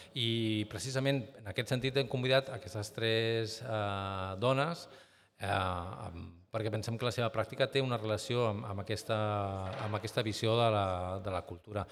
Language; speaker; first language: Catalan; native; Catalan